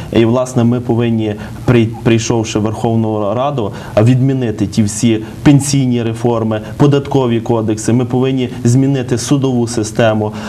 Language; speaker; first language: Ukrainian; native; Ukrainian